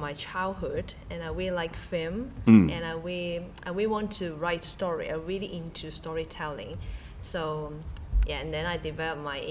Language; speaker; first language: English; non-native, local second language; Cantonese